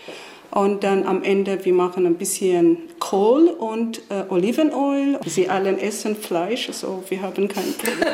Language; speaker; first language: German; non-native, learner; Arabic